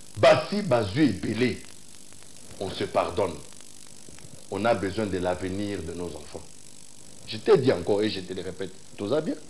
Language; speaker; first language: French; non-native, local second language; Luba-Lulua